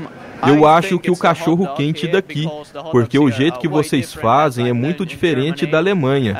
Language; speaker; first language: Portuguese; non-native, fluent; German